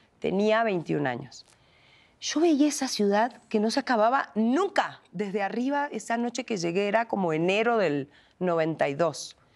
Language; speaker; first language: Spanish; native; Spanish